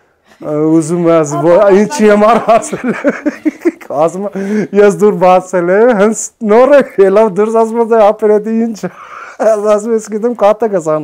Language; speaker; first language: Armenian; non-native, learner; Hindi